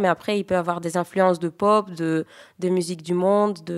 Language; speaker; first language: French; early bilingual, other home language; Greek